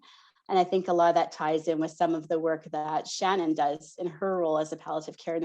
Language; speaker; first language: English; native; English